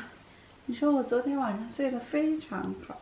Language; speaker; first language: Chinese; native; Chinese